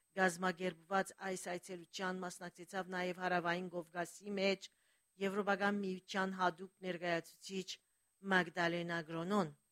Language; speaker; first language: Armenian; early bilingual, heritage; Armenian